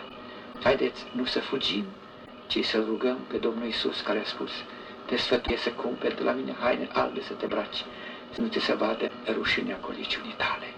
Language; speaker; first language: Romanian; native; Romanian